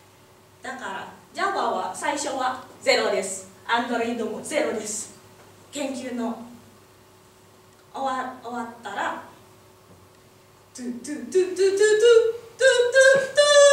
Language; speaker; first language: Japanese; non-native, learner; Indonesian